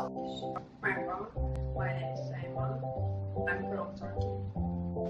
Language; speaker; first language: English; non-native, fluent; Turkish